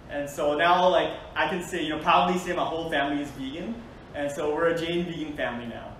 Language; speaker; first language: English; native; English